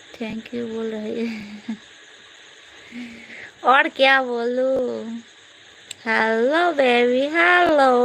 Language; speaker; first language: Hindi; non-native, local second language; Bangla